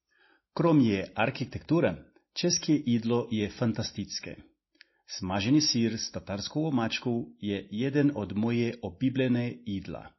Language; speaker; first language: Czech; non-native, learner; Portuguese